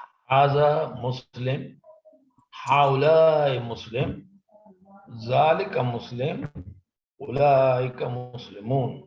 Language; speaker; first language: Arabic; non-native, learner; Urdu